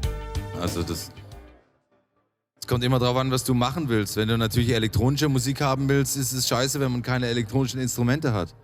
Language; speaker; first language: German; native; German